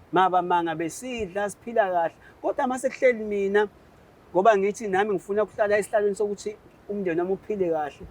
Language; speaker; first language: Zulu; native; Zulu